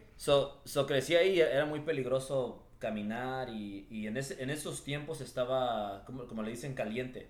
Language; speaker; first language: Spanish; early bilingual, heritage; Spanish